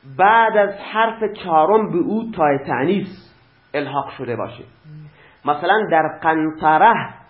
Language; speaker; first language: Persian; native; Persian